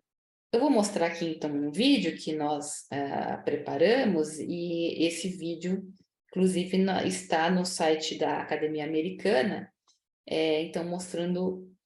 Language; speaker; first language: Portuguese; native; Portuguese